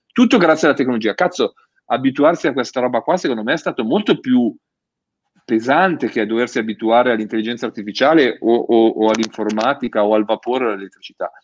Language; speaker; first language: Italian; native; Italian